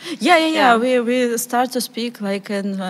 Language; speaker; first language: English; non-native, learner; Ukrainian